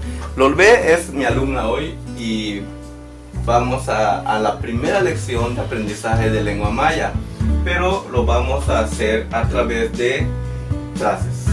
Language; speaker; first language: Spanish; non-native, local second language; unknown